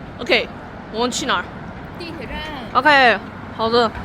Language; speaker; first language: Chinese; non-native, learner; Korean